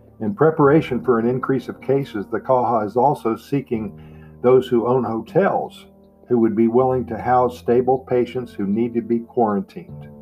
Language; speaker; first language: English; native; English